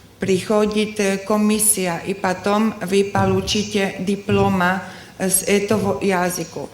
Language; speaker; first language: Russian; non-native, learner; Slovak